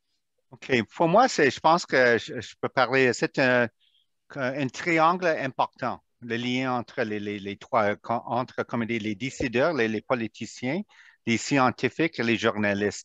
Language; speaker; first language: French; non-native, local second language; English